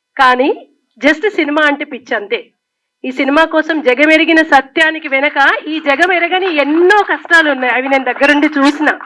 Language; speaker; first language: Telugu; native; Telugu